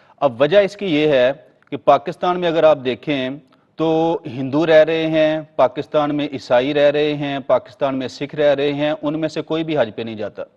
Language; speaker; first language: Urdu; native; Urdu